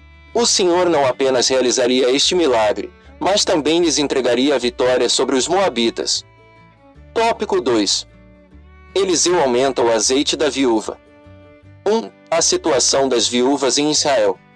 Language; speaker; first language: Portuguese; native; Portuguese